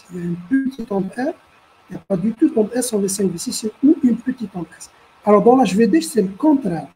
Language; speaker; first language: French; non-native, local second language; Arabic